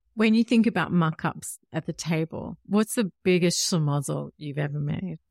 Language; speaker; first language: English; native; English